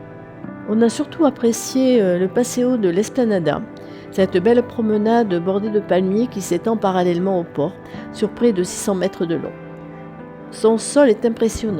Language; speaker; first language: French; native; French